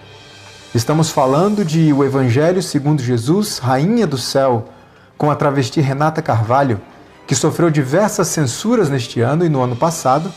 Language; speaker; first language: Portuguese; native; Portuguese